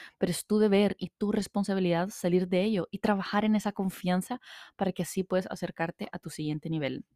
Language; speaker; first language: Spanish; early bilingual, heritage; Spanish